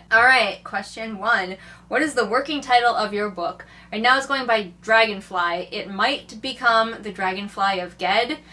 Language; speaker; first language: English; native; English